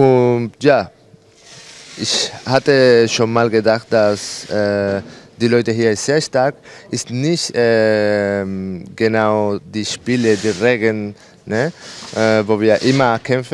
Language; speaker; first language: German; non-native, fluent; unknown